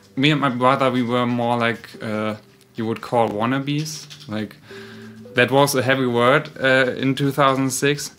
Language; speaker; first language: English; non-native, fluent; German